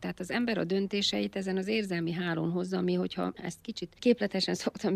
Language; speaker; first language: Hungarian; native; Hungarian